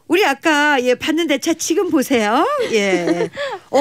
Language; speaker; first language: Korean; native; Korean